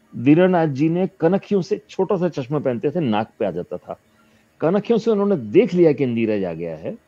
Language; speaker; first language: Hindi; native; Hindi